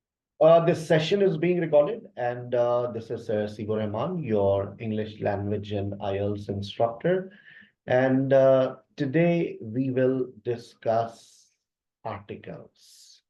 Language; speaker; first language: English; non-native, local second language; Urdu